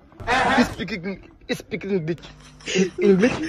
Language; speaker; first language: English; non-native, learner; Haitian Creole